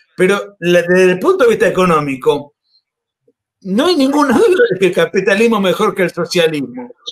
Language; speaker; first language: Spanish; native; Spanish